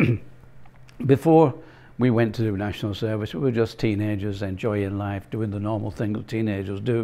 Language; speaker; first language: English; native; English